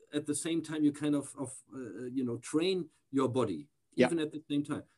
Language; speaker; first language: English; non-native, fluent; German